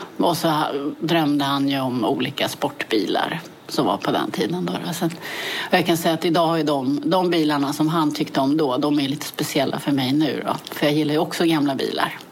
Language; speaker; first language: Swedish; early bilingual, other home language; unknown